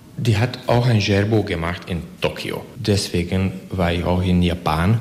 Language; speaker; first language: German; non-native, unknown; Hungarian